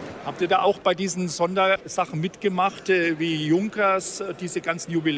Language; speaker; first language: German; native; German